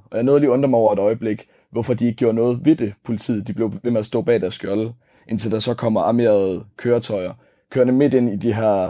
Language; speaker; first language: Danish; native; Danish